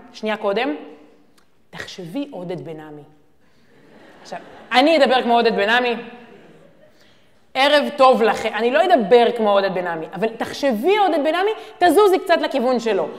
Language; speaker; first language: Hebrew; native; Hebrew